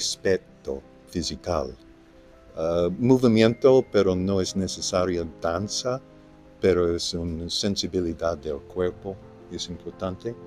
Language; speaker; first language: Spanish; non-native, learner; English